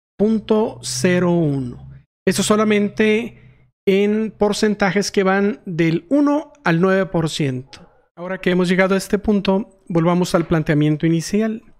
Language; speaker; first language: Spanish; native; Spanish